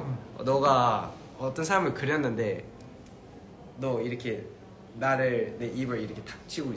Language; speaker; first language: Korean; early bilingual, heritage; Korean